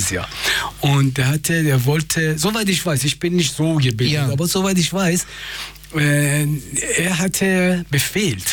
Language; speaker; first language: German; non-native, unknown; Persian